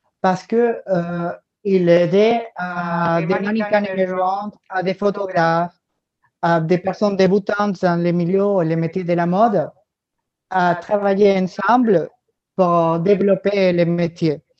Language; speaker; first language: French; non-native, learner; Spanish